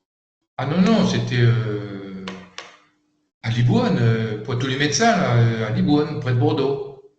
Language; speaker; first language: French; native; French